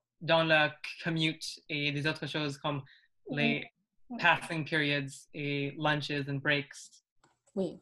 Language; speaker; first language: French; non-native, learner; English